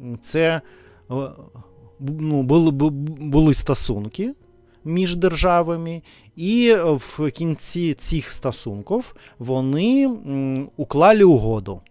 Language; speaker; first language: Ukrainian; non-native, learner; Russian